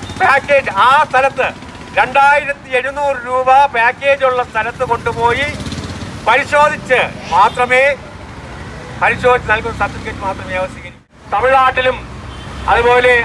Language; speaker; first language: Malayalam; native; Malayalam